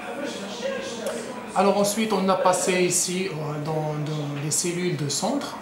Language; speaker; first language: French; non-native, local second language; Arabic